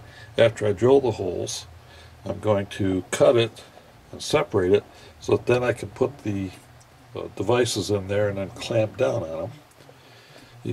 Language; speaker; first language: English; native; English